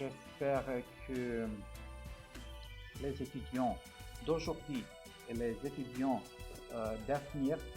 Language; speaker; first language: French; non-native, fluent; Romanian